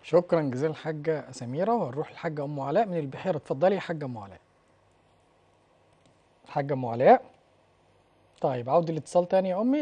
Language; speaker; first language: Arabic; native; Arabic